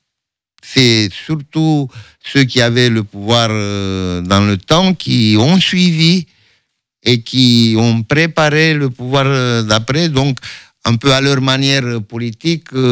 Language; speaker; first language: French; non-native, fluent; Romanian